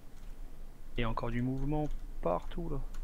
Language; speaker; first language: French; native; French